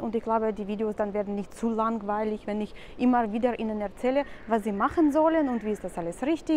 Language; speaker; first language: German; non-native, fluent; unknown